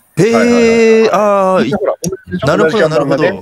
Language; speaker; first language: Japanese; native; Japanese